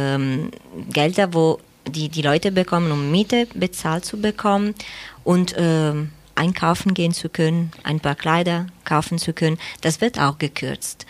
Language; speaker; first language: German; non-native, fluent; Italian